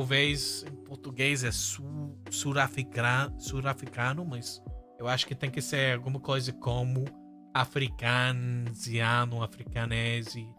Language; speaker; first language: Portuguese; non-native, fluent; English